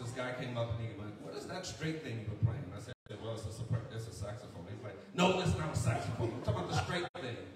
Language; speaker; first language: English; native; English